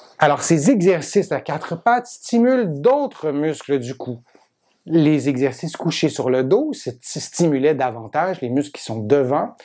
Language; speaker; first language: French; native; French